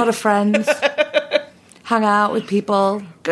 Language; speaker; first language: English; native; English